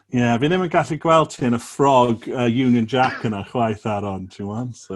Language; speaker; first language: Welsh; native; Welsh